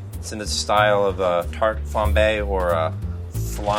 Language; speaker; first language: English; native; English